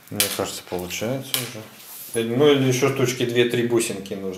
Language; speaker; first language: Russian; native; Russian